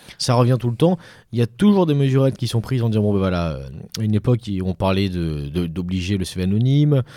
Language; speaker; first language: French; native; French